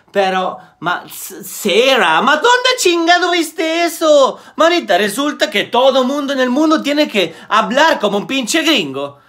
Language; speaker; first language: Spanish; non-native, fluent; Italian